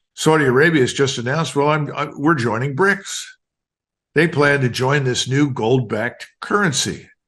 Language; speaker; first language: English; native; English